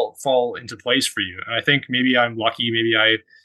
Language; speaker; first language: English; native; English